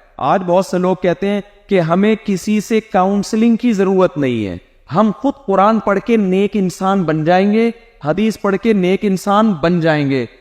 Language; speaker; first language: Urdu; native; Urdu